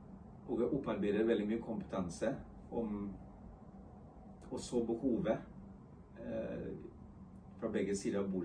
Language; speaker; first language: Norwegian; non-native, fluent; English